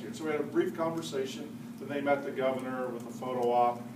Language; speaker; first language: English; native; English